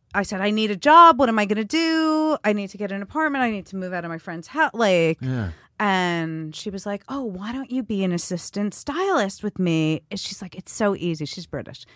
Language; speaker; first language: English; native; English